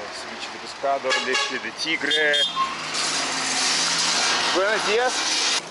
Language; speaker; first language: Spanish; non-native, learner; Russian